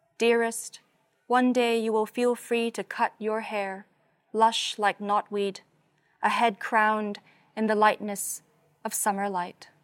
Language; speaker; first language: English; non-native, local second language; Cantonese